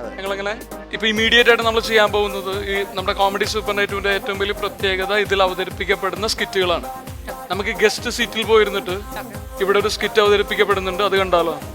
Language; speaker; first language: Malayalam; native; Malayalam